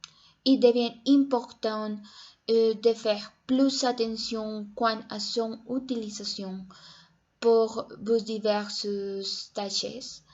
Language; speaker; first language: French; non-native, learner; Spanish